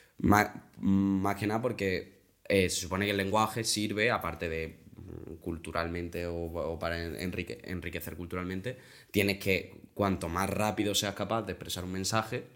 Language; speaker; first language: Spanish; native; Spanish